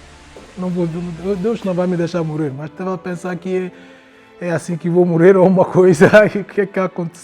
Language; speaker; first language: Portuguese; non-native, learner; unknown